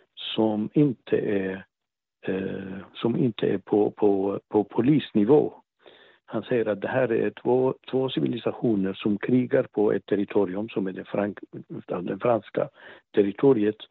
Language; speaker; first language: Swedish; non-native, fluent; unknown